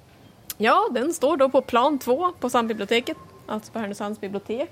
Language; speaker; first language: Swedish; native; Swedish